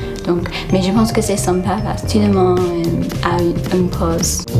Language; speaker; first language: French; non-native, fluent; English